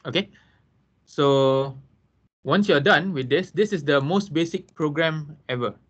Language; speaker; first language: English; non-native, local second language; Malay